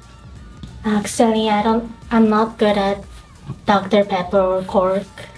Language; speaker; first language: English; non-native, learner; Japanese